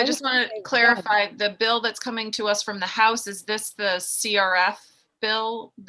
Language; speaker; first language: English; native; English